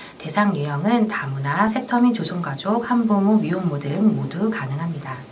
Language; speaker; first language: Korean; native; Korean